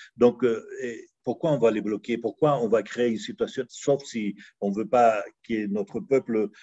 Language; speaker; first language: French; non-native, fluent; Spanish